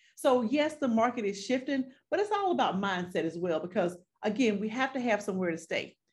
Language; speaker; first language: English; native; English